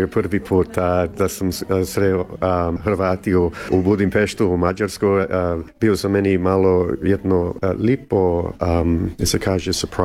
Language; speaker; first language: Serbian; early bilingual, heritage; Serbian